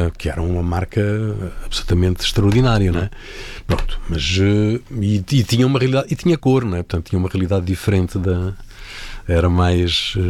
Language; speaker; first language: Portuguese; native; Portuguese